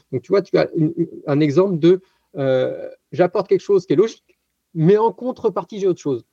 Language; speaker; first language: French; native; French